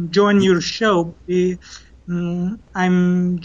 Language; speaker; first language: English; non-native, learner; Kurdish